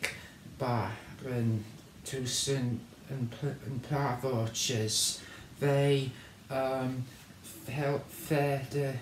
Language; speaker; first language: Dutch; non-native, learner; English